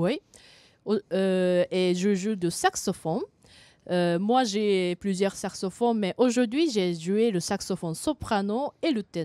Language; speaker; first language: French; non-native, fluent; Japanese